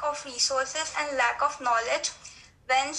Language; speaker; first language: English; non-native, local second language; Hindi